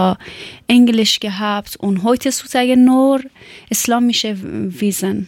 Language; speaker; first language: German; non-native, learner; Persian